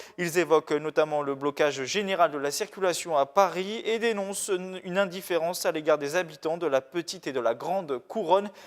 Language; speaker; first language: French; native; French